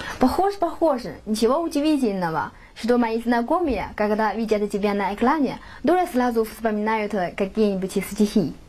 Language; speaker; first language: Russian; non-native, fluent; Chinese